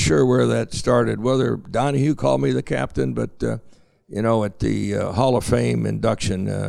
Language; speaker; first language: English; native; English